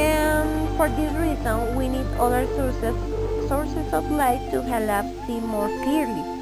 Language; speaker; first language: English; non-native, fluent; Spanish